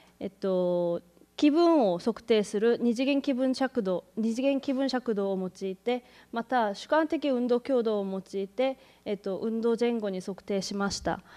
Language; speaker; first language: Japanese; non-native, fluent; Korean